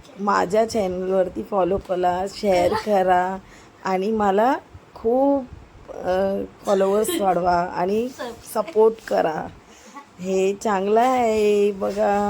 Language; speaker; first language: Marathi; non-native, local second language; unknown